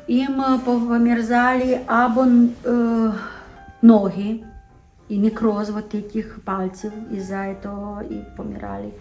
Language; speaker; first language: Ukrainian; non-native, local second language; Romanian